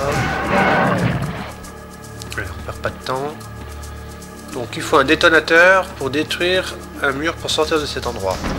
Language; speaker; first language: French; native; French